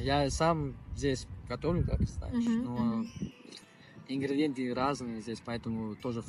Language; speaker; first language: Russian; non-native, learner; Spanish